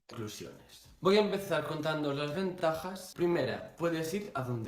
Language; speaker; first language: Spanish; native; Spanish